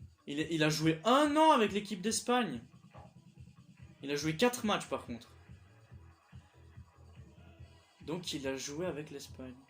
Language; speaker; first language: French; native; French